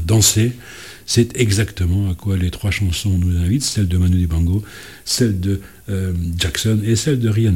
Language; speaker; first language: French; native; French